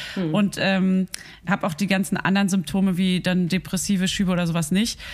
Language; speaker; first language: German; native; German